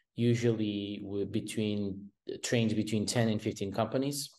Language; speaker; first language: English; non-native, fluent; Portuguese